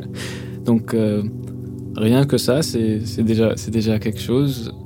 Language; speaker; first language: French; non-native, local second language; Arabic